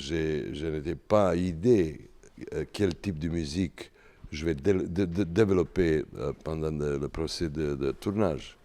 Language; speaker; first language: French; non-native, learner; Serbian